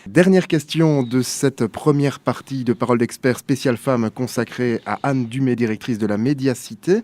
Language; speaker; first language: French; native; French